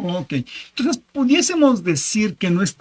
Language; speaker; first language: Spanish; native; Spanish